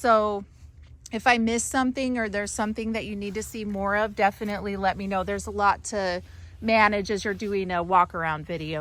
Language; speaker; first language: English; native; English